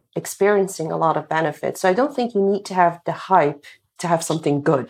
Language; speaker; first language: English; non-native, fluent; Dutch